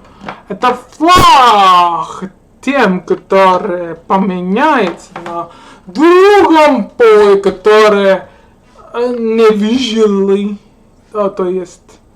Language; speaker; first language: Russian; non-native, learner; English